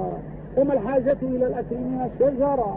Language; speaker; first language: Arabic; native; Arabic